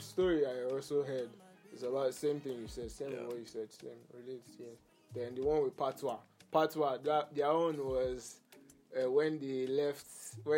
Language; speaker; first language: English; non-native, local second language; Yoruba